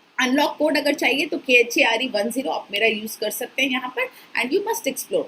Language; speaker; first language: Hindi; native; Hindi